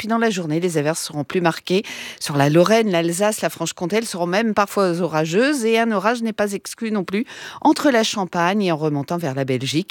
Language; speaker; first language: French; native; French